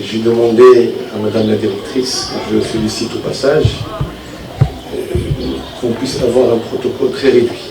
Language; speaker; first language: French; non-native, local second language; Arabic